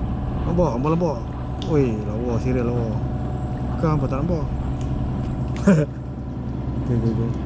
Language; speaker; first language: Malay; native; Malay